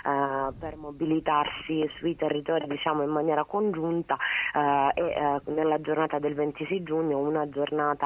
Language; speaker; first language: Italian; native; Italian